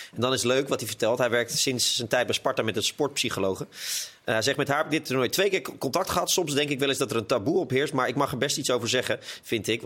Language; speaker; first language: Dutch; native; Dutch